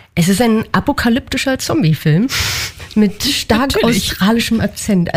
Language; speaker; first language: German; native; German